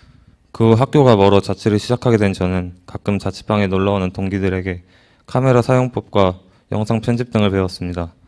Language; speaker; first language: Korean; native; Korean